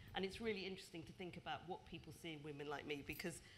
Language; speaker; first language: English; native; English